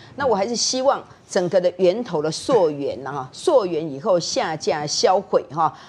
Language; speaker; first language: Chinese; native; Chinese